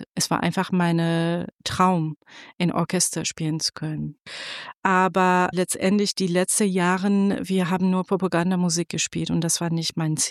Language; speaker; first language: German; non-native, fluent; Persian